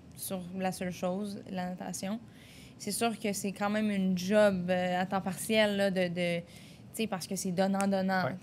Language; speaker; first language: French; native; French